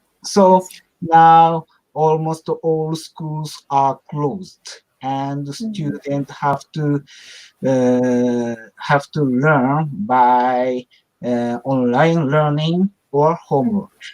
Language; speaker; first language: English; non-native, learner; Japanese